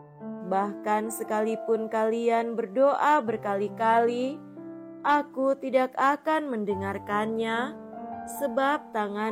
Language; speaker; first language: Indonesian; native; Indonesian